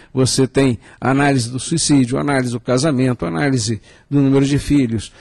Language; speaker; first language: Portuguese; native; Portuguese